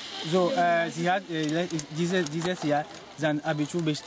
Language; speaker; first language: German; non-native, learner; French